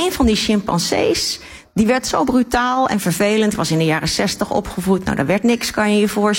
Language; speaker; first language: Dutch; native; Dutch